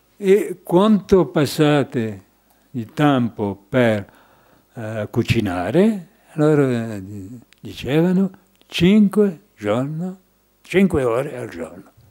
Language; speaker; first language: Italian; non-native, fluent; French